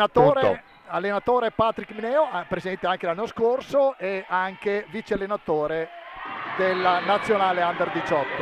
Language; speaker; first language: Italian; native; Italian